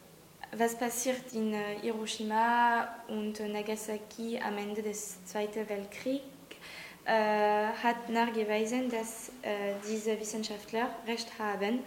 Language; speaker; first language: German; non-native, learner; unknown